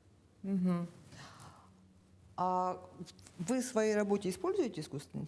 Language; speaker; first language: Russian; native; Russian